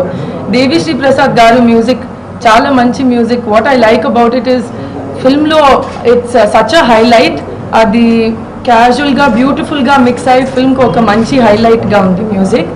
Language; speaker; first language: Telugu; non-native, local second language; Tamil